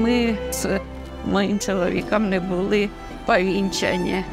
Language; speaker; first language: Polish; non-native, learner; Ukrainian